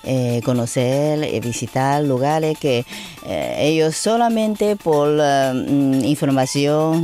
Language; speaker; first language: Spanish; non-native, fluent; Chinese